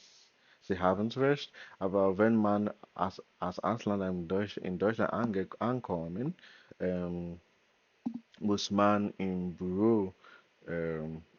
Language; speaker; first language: German; non-native, learner; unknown